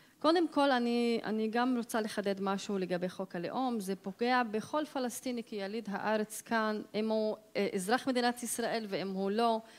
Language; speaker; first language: Hebrew; non-native, local second language; Arabic